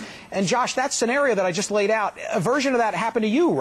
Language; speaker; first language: English; native; English